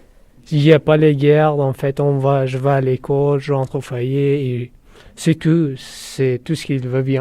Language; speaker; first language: French; non-native, learner; Persian